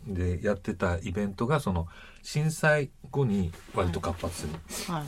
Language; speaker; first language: Japanese; native; Japanese